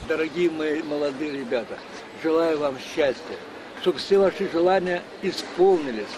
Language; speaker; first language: Russian; non-native, local second language; Azerbaijani